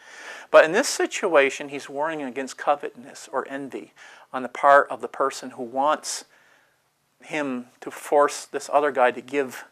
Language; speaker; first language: English; native; English